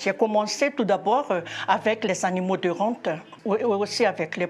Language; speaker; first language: French; non-native, local second language; Malagasy